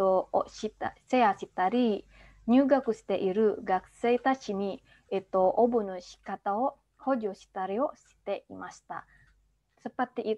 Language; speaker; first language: Japanese; non-native, fluent; Indonesian